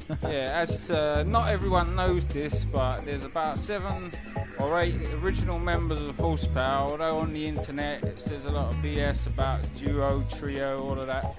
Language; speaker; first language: English; native; English